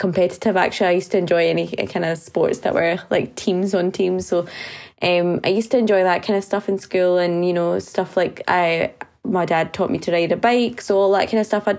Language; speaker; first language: English; native; English